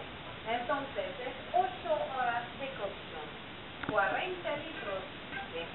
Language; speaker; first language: Spanish; non-native, learner; French